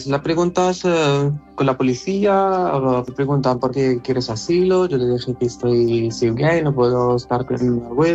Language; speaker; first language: Spanish; non-native, learner; Arabic